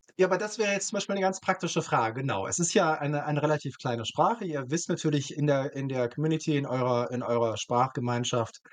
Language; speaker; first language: German; native; German